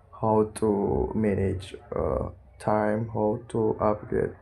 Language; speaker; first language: English; non-native, learner; Indonesian